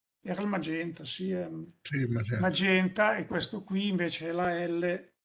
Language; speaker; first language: Italian; native; Italian